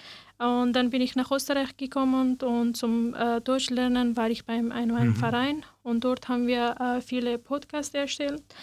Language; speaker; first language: German; non-native, learner; Persian